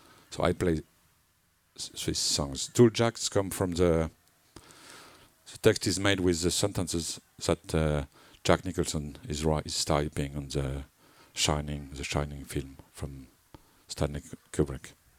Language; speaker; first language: English; non-native, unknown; French